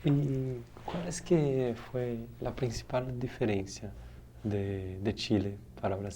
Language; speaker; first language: Spanish; non-native, learner; Portuguese